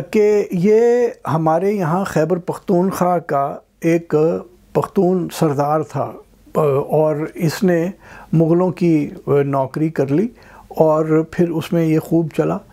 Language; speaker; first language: Urdu; native; Urdu